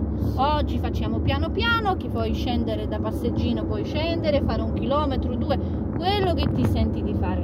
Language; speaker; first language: Italian; non-native, learner; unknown